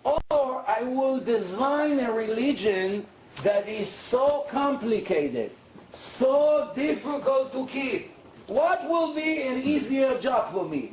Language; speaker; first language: English; non-native, fluent; Hebrew